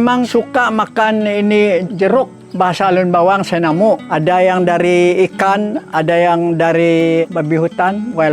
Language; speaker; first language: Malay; non-native, local second language; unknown